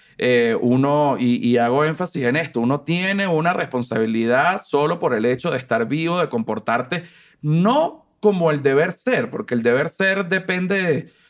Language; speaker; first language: Spanish; native; Spanish